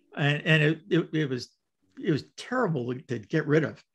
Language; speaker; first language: English; native; English